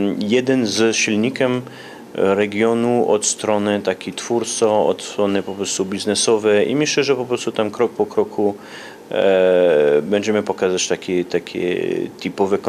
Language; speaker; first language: Polish; early bilingual, heritage; Polish